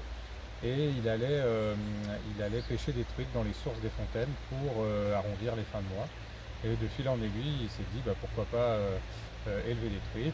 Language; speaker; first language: French; native; French